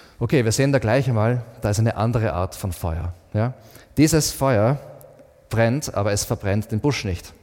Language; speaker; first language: German; native; German